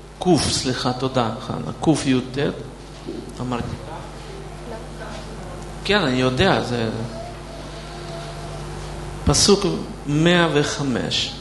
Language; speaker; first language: Hebrew; non-native, fluent; Russian